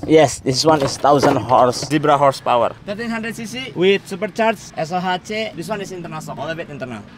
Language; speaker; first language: English; non-native, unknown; Indonesian